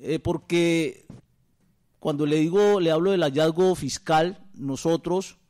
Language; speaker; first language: Spanish; native; Spanish